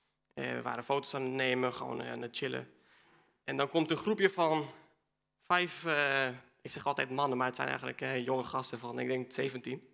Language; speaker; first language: Dutch; non-native, fluent; Spanish